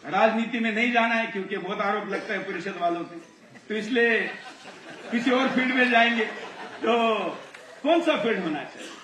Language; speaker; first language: Hindi; non-native, local second language; Marathi